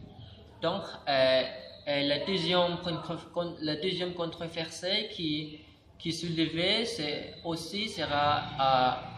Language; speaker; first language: French; non-native, learner; Indonesian